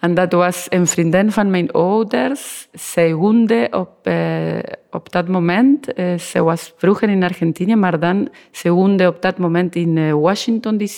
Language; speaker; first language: Dutch; non-native, learner; Spanish